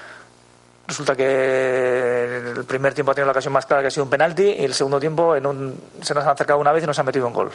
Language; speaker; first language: Spanish; native; Spanish